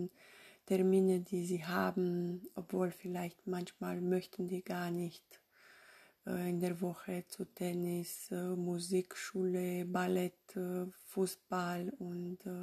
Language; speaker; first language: German; non-native, fluent; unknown